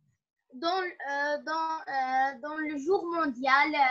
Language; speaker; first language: French; non-native, learner; Arabic